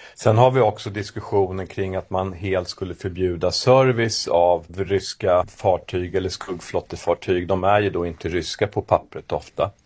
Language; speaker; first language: Swedish; native; Swedish